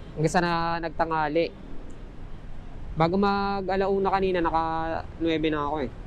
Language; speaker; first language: Filipino; native; Filipino